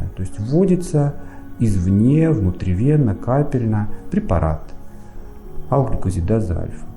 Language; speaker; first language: Russian; native; Russian